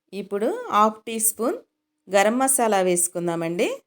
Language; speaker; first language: Telugu; native; Telugu